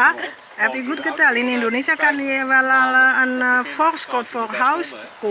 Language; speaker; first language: Dutch; non-native, learner; Indonesian